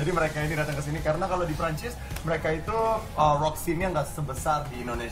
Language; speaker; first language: Indonesian; early bilingual, heritage; Indonesian